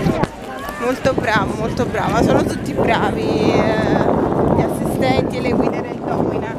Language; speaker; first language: Italian; native; Italian